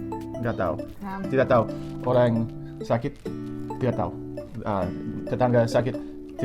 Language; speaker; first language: Indonesian; non-native, learner; English